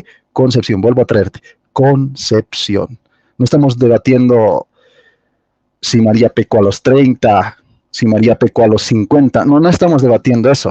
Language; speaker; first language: Spanish; native; Spanish